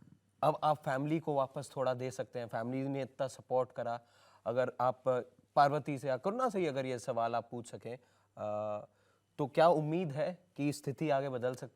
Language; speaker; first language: Hindi; native; Hindi